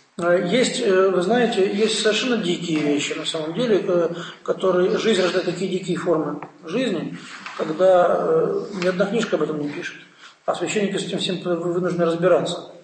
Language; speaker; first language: Russian; non-native, local second language; Ukrainian